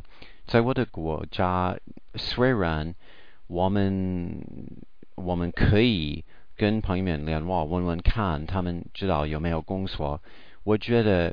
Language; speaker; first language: Chinese; non-native, learner; English